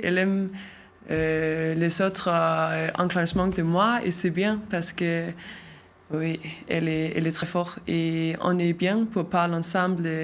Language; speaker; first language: French; non-native, learner; Danish